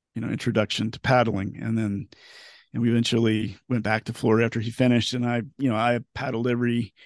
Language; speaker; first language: English; native; English